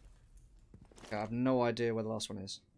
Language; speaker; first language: English; native; English